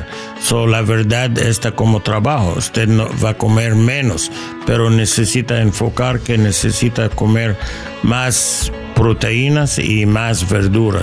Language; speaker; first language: Spanish; non-native, learner; English